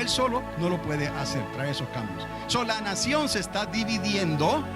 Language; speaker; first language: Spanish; native; Spanish